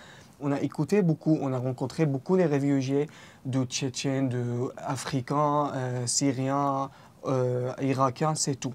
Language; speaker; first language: French; non-native, learner; Arabic